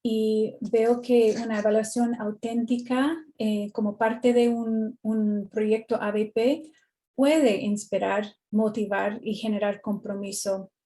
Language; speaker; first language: Spanish; non-native, fluent; English